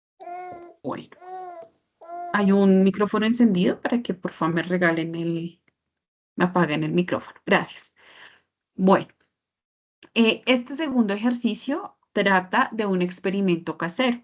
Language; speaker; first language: Spanish; native; Spanish